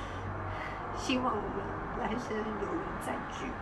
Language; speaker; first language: Chinese; native; Chinese